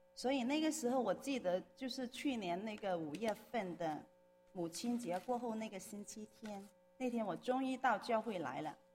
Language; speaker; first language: Chinese; non-native, local second language; Cantonese